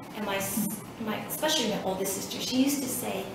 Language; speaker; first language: English; early bilingual, other home language; Vietnamese